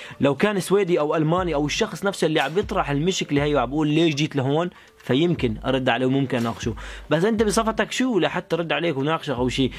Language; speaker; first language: Arabic; native; Arabic